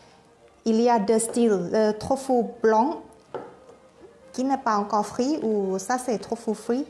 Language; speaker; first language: French; non-native, learner; Thai